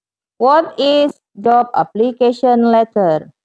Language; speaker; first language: English; non-native, local second language; Indonesian